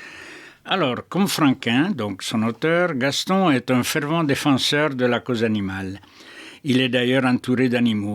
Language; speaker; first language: French; native; French